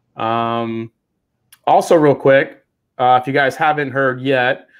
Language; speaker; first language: English; native; English